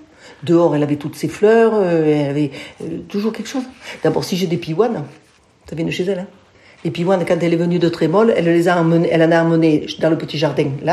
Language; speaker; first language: French; native; French